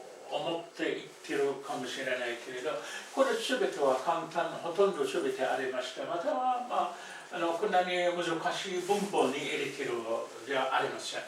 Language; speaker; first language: Japanese; non-native, fluent; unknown